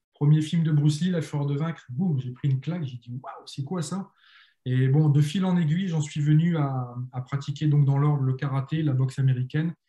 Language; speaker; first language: French; native; French